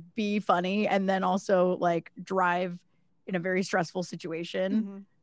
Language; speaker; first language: English; native; English